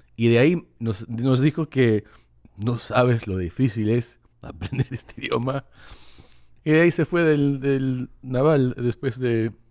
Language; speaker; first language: Spanish; early bilingual, heritage; English